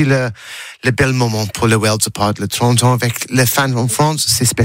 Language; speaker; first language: French; non-native, learner; English